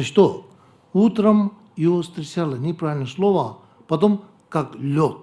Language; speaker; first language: Russian; non-native, learner; Tibetan